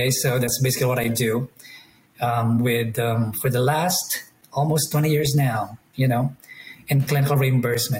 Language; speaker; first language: English; non-native, local second language; Iloko